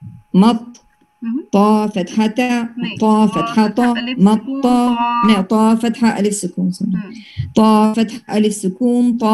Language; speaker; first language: Arabic; non-native, learner; Urdu